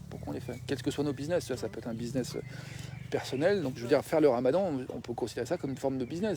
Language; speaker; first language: French; native; French